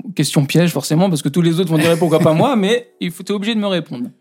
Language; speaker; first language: French; native; French